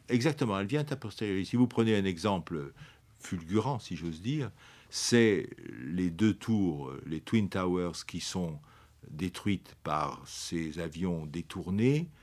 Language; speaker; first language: French; early bilingual, other home language; Italian